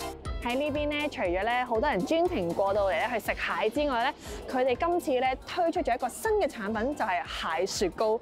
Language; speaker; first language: Cantonese; native; Cantonese